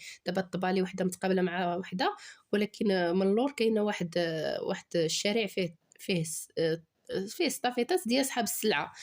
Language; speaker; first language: Arabic; native; Arabic